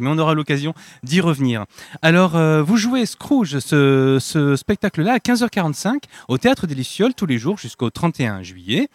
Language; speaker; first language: French; native; French